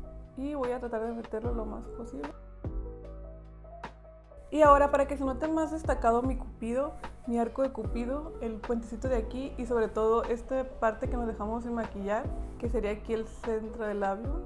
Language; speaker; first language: Spanish; native; Spanish